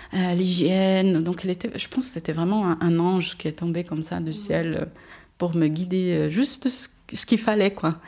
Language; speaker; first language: French; non-native, fluent; Portuguese